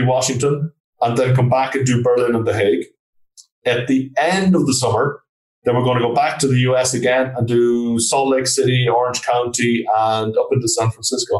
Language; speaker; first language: English; native; English